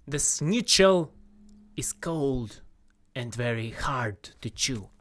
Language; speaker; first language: English; non-native, fluent; Greek